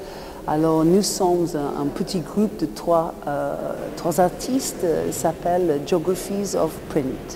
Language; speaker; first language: French; non-native, fluent; English